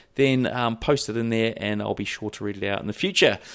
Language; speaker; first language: English; native; English